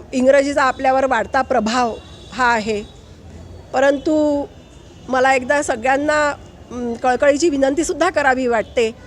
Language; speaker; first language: Marathi; native; Marathi